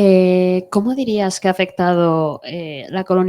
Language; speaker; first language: Spanish; native; Spanish